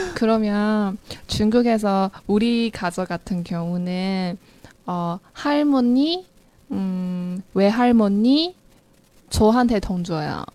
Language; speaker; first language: Korean; non-native, fluent; Chinese